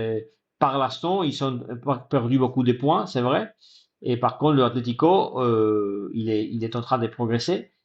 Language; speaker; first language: French; non-native, fluent; Spanish